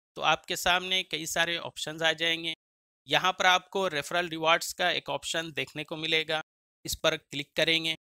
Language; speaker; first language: Hindi; native; Hindi